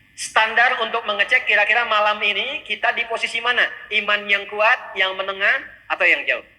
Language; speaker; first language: Indonesian; native; Indonesian